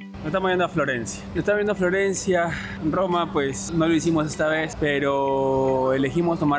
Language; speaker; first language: Spanish; native; Spanish